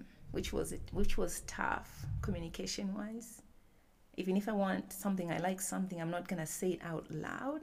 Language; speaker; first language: English; non-native, local second language; Bemba